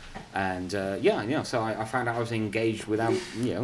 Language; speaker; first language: English; non-native, local second language; Punjabi